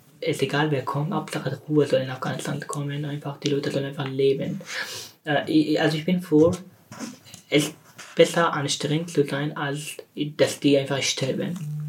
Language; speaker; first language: German; non-native, learner; Persian